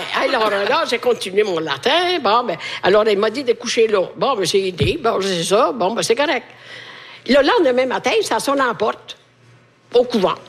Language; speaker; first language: French; non-native, fluent; Italian